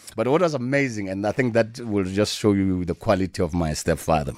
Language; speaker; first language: English; non-native, local second language; Tswana